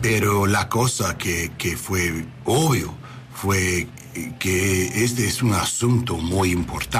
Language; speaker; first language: Spanish; non-native, learner; English